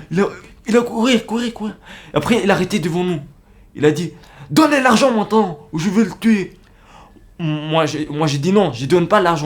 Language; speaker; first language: French; non-native, learner; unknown